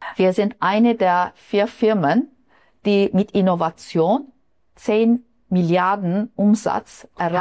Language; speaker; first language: German; non-native, fluent; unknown